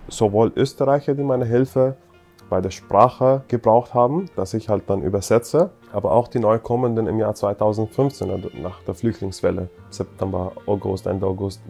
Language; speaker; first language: German; non-native, fluent; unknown